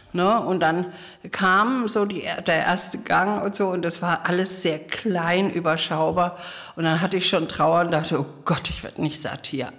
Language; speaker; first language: German; native; German